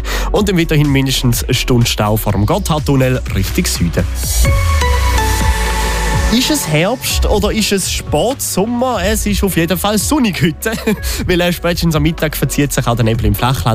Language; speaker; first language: German; native; German